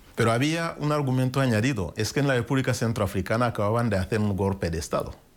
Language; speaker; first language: Spanish; non-native, fluent; Kinyarwanda